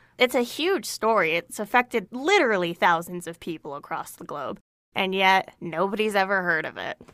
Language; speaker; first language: English; native; English